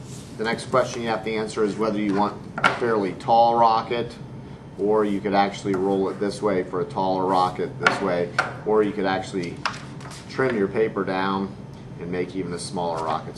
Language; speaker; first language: English; native; English